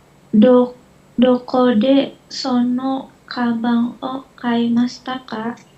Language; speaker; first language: Japanese; non-native, learner; Indonesian